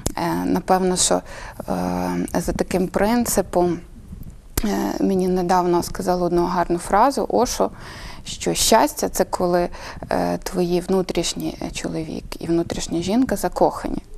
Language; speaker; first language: Ukrainian; native; Ukrainian